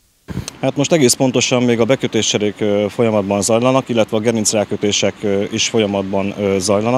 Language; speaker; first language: Hungarian; native; Hungarian